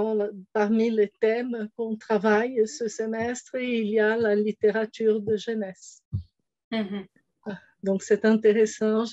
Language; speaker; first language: French; non-native, fluent; Portuguese